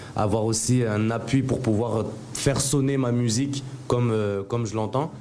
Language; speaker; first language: French; native; French